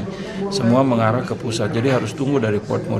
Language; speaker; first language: Indonesian; native; Indonesian